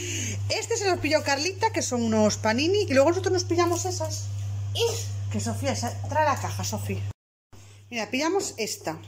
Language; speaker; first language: Spanish; native; Spanish